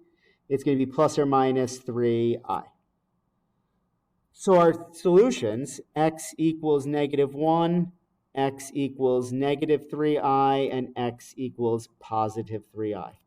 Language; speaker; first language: English; native; English